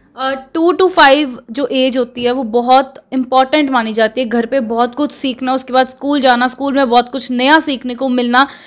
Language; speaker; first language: Hindi; non-native, local second language; Punjabi